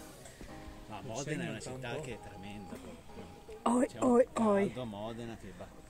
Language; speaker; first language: Italian; native; Italian